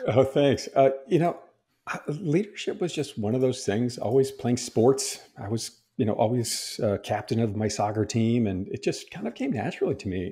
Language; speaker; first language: English; native; English